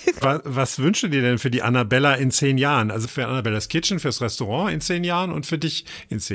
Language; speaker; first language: German; native; German